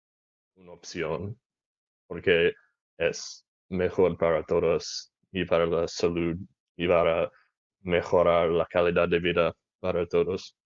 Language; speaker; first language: Spanish; non-native, learner; English